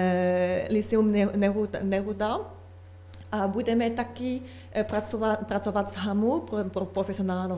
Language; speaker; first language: Czech; non-native, learner; French